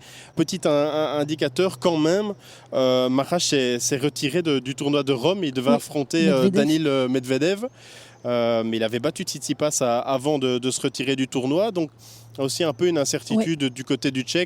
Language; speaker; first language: French; native; French